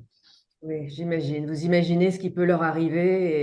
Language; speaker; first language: French; native; French